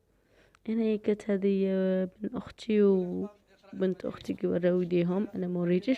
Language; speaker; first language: Arabic; native; Arabic